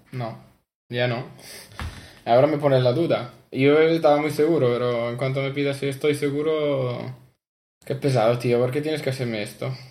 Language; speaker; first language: Spanish; non-native, fluent; Italian